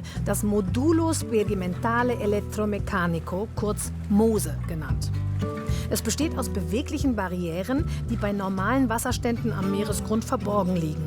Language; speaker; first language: German; native; German